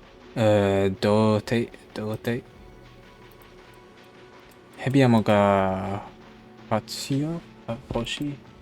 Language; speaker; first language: Japanese; non-native, learner; English